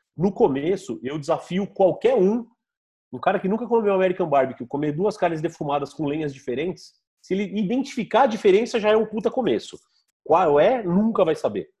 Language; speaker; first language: Portuguese; native; Portuguese